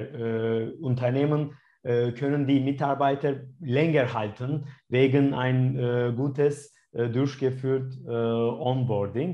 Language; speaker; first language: German; non-native, fluent; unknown